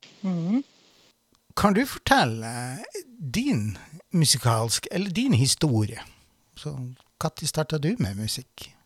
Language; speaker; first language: Norwegian; native; Norwegian